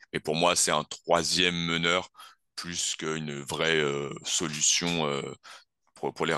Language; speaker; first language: French; native; French